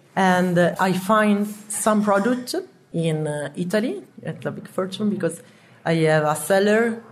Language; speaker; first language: English; non-native, learner; Italian